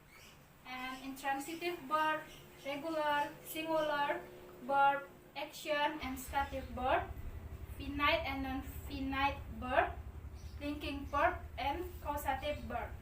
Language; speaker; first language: English; non-native, learner; Indonesian